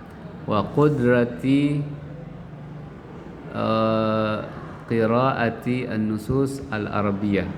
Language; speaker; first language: Arabic; non-native, fluent; Indonesian